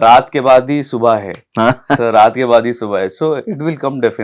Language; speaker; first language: Telugu; non-native, learner; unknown